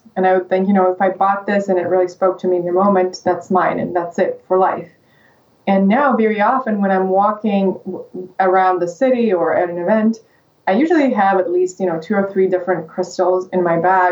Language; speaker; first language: English; non-native, fluent; Russian